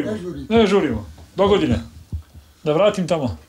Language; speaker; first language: Bosnian; native; Bosnian